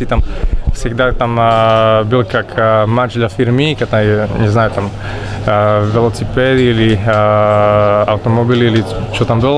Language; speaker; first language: Russian; non-native, learner; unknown